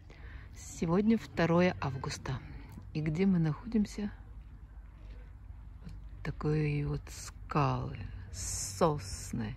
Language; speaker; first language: Russian; native; Russian